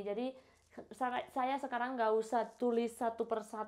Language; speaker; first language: Indonesian; non-native, fluent; Spanish